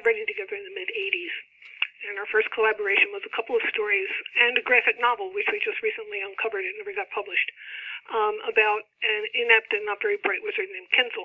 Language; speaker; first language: English; native; English